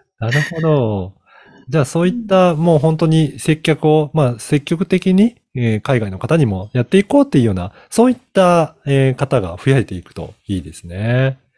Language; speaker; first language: Japanese; native; Japanese